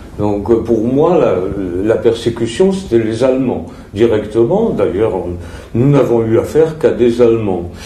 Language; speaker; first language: French; early bilingual, other home language; Russian